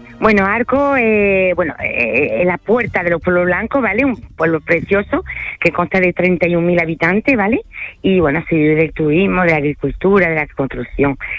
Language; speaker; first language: Spanish; early bilingual, other home language; French